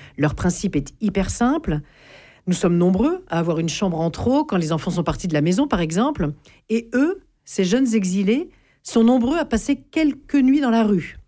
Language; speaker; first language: French; native; French